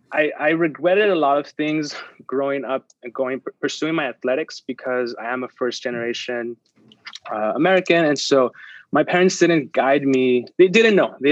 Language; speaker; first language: English; early bilingual, other home language; Spanish